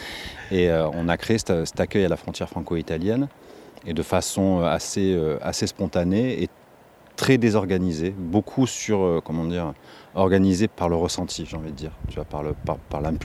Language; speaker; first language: French; native; French